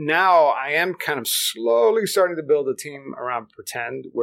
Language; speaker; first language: English; early bilingual, other home language; Spanish